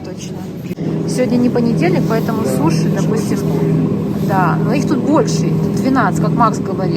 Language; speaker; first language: Russian; native; Russian